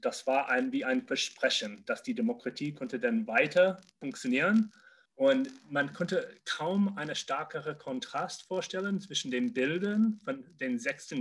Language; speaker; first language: German; non-native, fluent; English